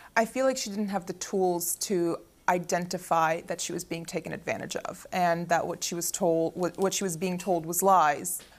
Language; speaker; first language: English; early bilingual, other home language; Arabic